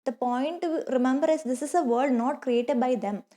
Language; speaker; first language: English; non-native, local second language; Malayalam